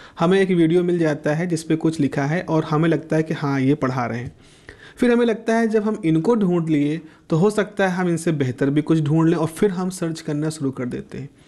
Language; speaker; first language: Hindi; native; Hindi